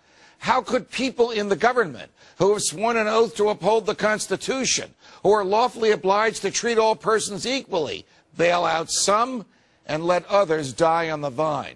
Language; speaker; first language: English; native; English